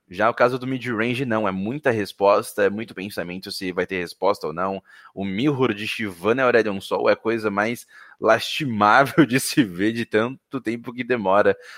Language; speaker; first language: Portuguese; native; Portuguese